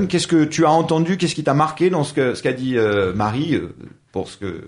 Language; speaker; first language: French; native; French